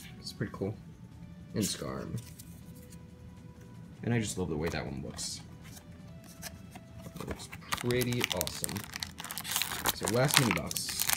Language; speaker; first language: English; native; English